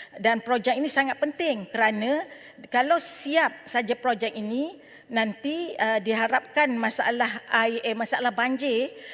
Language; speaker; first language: Malay; native; Malay